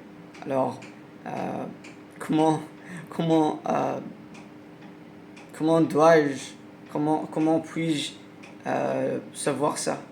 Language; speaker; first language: French; non-native, learner; Arabic